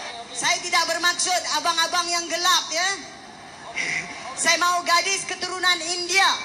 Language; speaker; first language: Malay; native; Malay